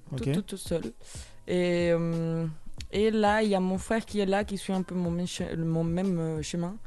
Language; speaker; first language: French; non-native, fluent; Spanish